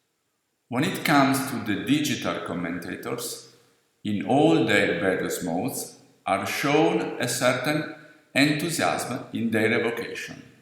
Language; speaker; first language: English; non-native, fluent; Italian